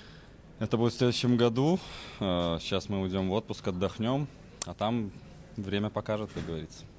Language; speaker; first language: Russian; native; Russian